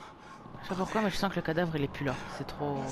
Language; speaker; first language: French; native; French